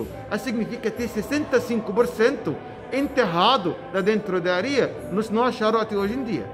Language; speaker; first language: Portuguese; non-native, learner; Arabic